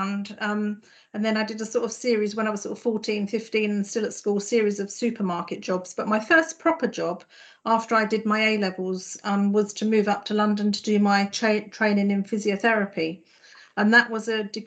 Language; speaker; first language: English; native; English